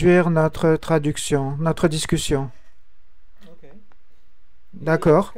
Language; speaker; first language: French; non-native, fluent; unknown